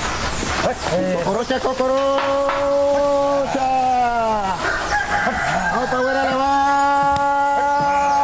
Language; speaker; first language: Spanish; native; Spanish